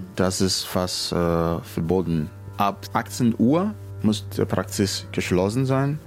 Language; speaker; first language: German; non-native, learner; Spanish